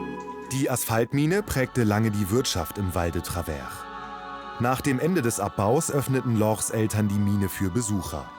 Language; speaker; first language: German; native; German